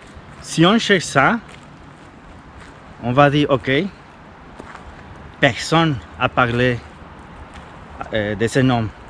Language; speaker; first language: French; non-native, fluent; Spanish